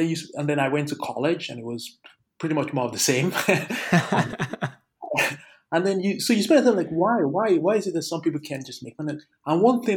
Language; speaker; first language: English; non-native, local second language; Yoruba